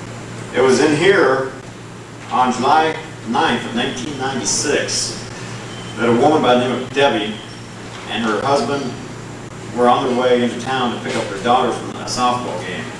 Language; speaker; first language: English; native; English